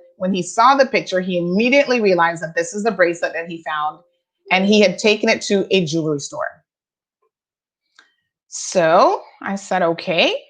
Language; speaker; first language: English; native; English